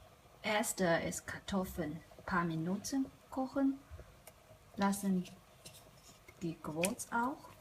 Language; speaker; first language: German; non-native, learner; Chinese